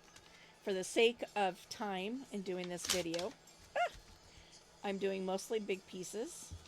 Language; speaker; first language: English; native; English